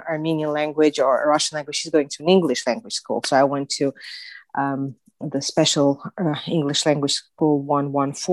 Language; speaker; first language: English; non-native, fluent; Russian